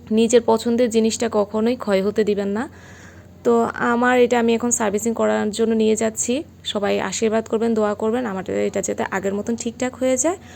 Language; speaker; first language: Bangla; native; Bangla